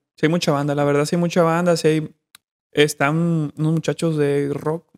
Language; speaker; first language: Spanish; native; Spanish